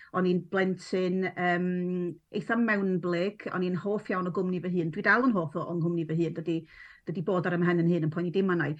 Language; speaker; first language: Welsh; non-native, local second language; English